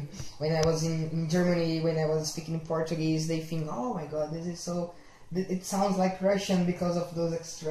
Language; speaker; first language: English; non-native, fluent; Portuguese